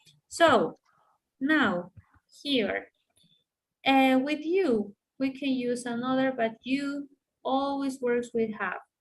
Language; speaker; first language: English; non-native, fluent; Spanish